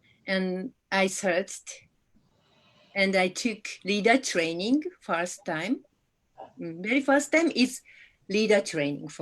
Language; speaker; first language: English; non-native, learner; Japanese